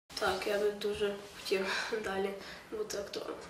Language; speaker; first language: Ukrainian; early bilingual, heritage; Ukrainian